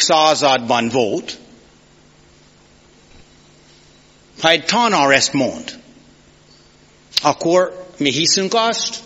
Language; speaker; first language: Hungarian; non-native, fluent; English